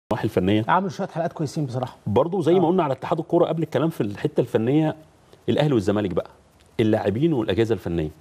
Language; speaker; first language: Arabic; native; Arabic